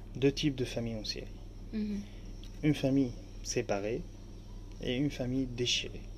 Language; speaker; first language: French; non-native, fluent; Arabic